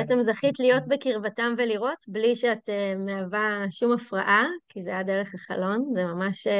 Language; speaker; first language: Hebrew; native; Hebrew